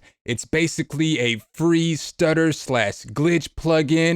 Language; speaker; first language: English; native; English